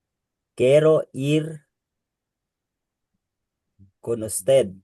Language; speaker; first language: Spanish; non-native, learner; Filipino